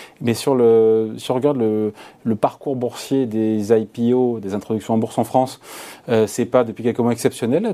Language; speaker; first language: French; native; French